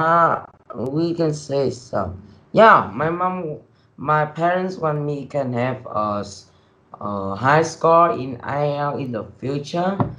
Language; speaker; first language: English; non-native, learner; Vietnamese